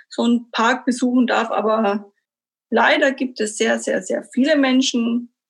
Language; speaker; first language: German; native; German